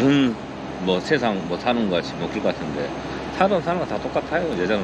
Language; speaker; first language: Korean; native; Korean